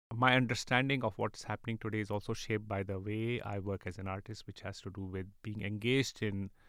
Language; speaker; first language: English; non-native, local second language; Urdu